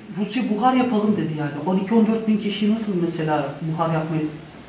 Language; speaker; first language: Turkish; native; Turkish